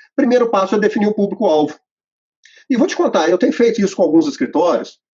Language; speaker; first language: Portuguese; native; Portuguese